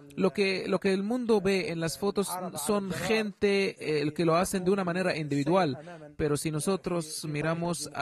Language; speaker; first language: Spanish; non-native, fluent; Arabic